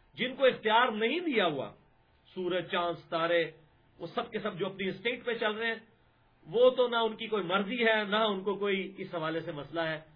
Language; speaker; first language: Urdu; non-native, local second language; Punjabi